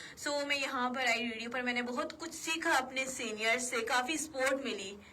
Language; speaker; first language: Urdu; native; Urdu